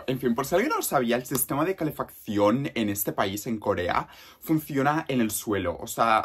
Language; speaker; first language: Spanish; native; Spanish